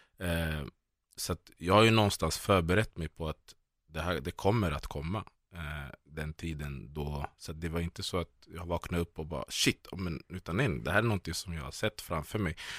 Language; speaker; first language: Swedish; early bilingual, other home language; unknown